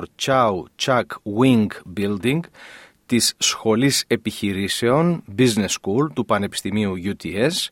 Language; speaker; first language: Greek; native; Greek